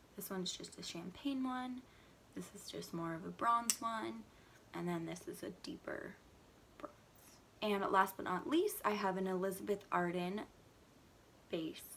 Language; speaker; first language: English; native; English